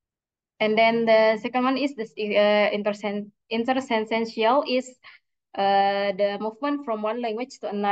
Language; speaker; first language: English; non-native, learner; Indonesian